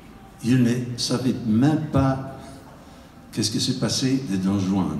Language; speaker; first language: French; non-native, fluent; Italian